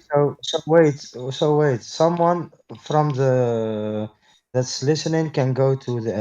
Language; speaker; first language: English; non-native, fluent; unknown